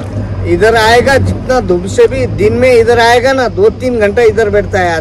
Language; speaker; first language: Hindi; non-native, learner; Nepali